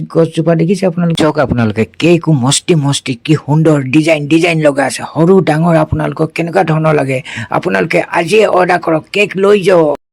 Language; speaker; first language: Assamese; native; Assamese